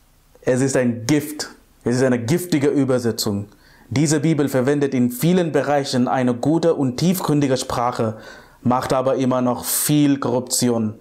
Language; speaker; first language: German; non-native, fluent; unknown